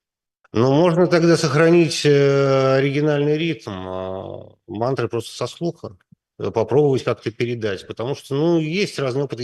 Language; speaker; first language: Russian; native; Russian